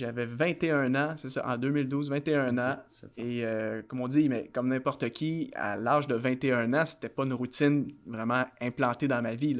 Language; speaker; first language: French; native; French